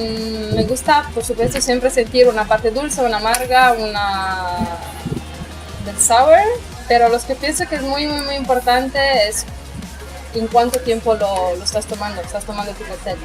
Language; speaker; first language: Spanish; non-native, fluent; Italian